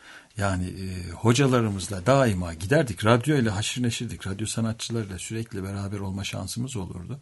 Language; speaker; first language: Turkish; native; Turkish